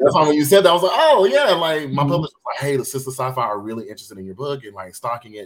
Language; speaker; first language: English; native; English